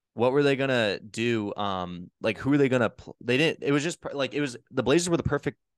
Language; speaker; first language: English; native; English